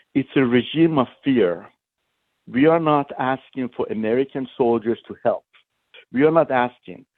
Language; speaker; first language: English; non-native, fluent; Persian